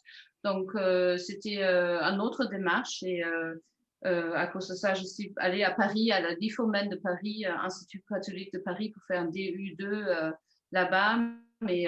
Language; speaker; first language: French; non-native, fluent; German